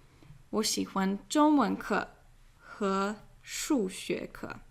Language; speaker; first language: Chinese; non-native, fluent; English